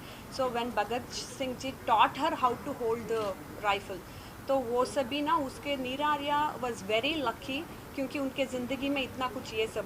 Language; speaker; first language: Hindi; non-native, local second language; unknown